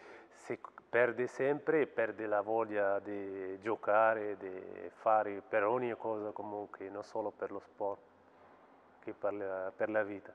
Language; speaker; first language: Italian; non-native, fluent; Arabic